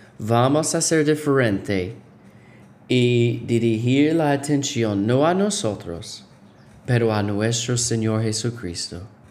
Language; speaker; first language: Spanish; non-native, fluent; English